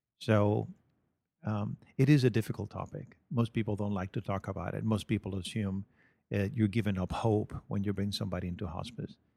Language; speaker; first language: English; non-native, fluent; Spanish